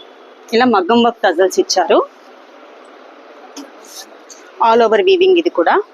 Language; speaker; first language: Telugu; native; Telugu